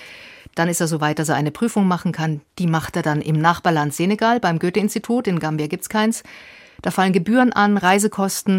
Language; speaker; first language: German; native; German